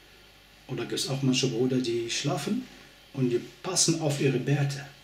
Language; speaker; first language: German; non-native, fluent; Arabic